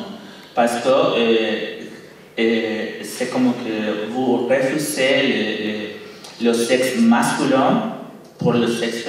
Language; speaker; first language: French; non-native, learner; Spanish